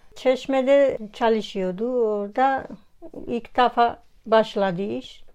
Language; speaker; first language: Turkish; non-native, learner; Georgian